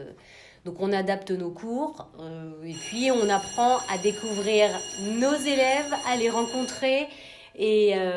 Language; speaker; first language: French; native; French